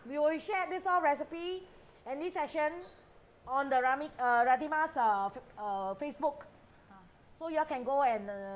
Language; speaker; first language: English; non-native, local second language; Chinese